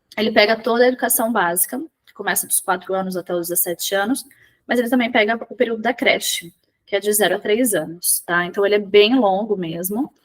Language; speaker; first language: Portuguese; native; Portuguese